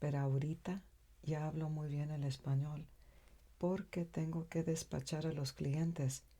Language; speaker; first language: Spanish; early bilingual, other home language; English